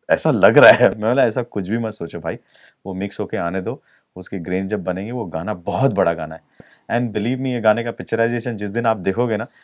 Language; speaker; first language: Hindi; native; Hindi